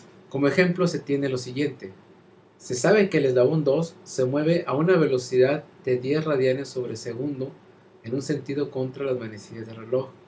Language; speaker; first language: Spanish; native; Spanish